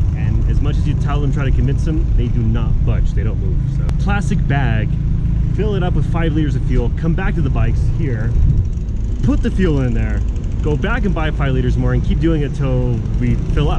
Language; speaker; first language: English; native; English